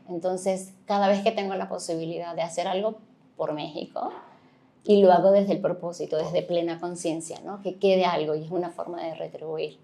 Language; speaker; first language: Spanish; native; Spanish